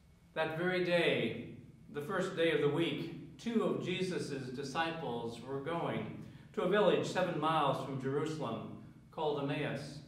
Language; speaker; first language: English; native; English